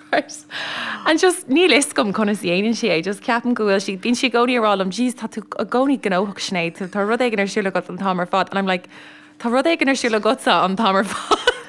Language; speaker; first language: Irish; non-native, local second language; English